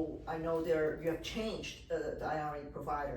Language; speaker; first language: English; non-native, fluent; Portuguese